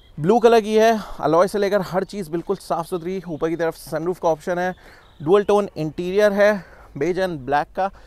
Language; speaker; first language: Hindi; native; Hindi